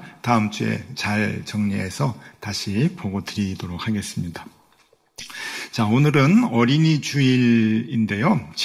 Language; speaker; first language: Korean; native; Korean